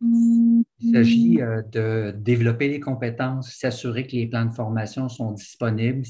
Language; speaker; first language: French; native; French